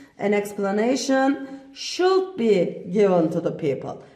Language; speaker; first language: English; non-native, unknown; Turkish